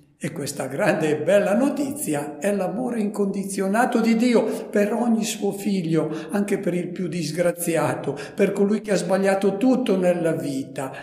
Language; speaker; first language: Italian; native; Italian